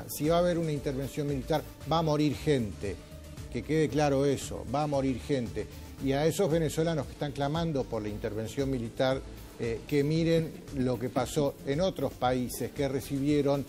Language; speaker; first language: Spanish; native; Spanish